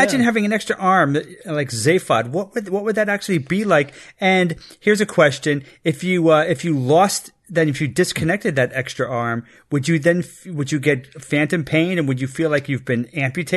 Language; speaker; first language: English; native; English